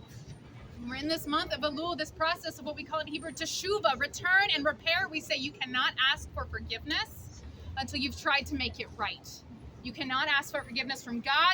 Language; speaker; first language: English; native; English